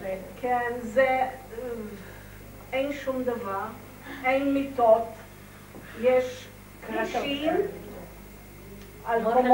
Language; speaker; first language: Hebrew; non-native, fluent; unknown